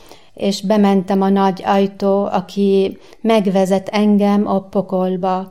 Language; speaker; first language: Hungarian; non-native, fluent; Arabic